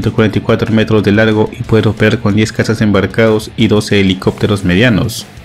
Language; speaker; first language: Spanish; native; Spanish